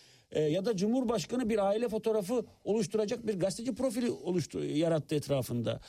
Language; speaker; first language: Turkish; native; Turkish